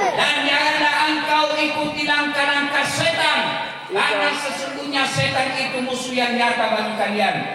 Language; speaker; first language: Indonesian; non-native, local second language; Buginese